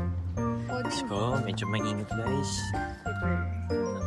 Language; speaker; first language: Filipino; native; Filipino